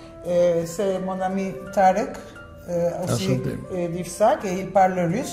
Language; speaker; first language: French; non-native, fluent; Turkish